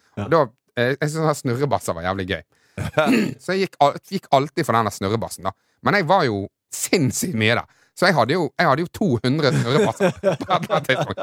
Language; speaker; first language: Norwegian; early bilingual, other home language; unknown